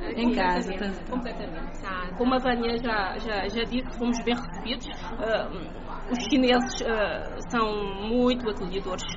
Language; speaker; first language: Portuguese; non-native, local second language; Kabuverdianu